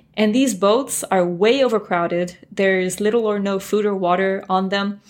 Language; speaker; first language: English; early bilingual, other home language; French